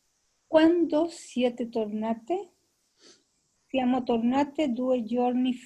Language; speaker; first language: Italian; non-native, learner; Spanish